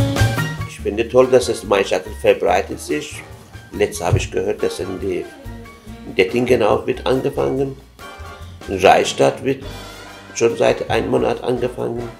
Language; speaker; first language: German; non-native, fluent; Azerbaijani